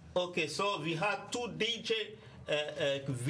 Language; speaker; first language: Danish; non-native, fluent; French